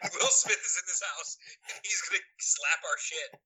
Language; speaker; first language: English; native; English